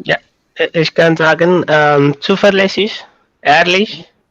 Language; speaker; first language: German; non-native, learner; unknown